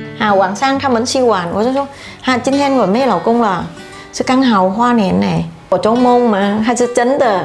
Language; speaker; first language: Chinese; non-native, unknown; Vietnamese